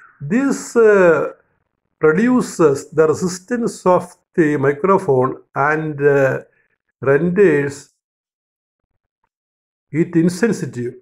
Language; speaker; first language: English; non-native, local second language; Malayalam